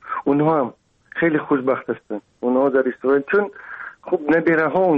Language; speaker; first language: Persian; non-native, local second language; Russian